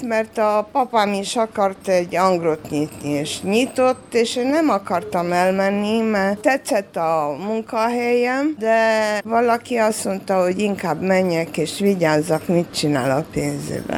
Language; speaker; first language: Hungarian; non-native, local second language; Romanian